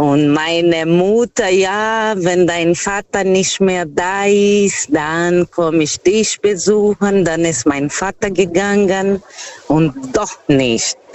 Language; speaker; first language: German; non-native, learner; Portuguese